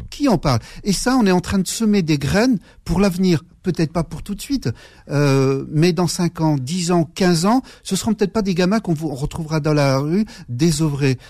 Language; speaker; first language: French; early bilingual, other home language; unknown